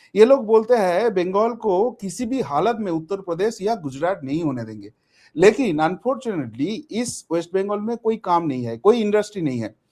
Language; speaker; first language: Hindi; non-native, local second language; Bangla